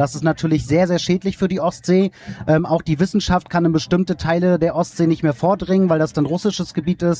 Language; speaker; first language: German; native; German